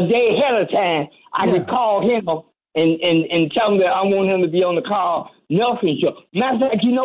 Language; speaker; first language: English; native; English